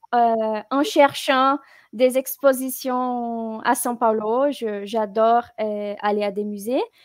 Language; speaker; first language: French; non-native, fluent; Portuguese